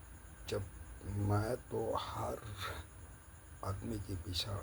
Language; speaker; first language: Hindi; non-native, local second language; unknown